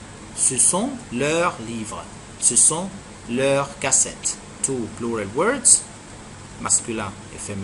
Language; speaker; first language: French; non-native, fluent; Arabic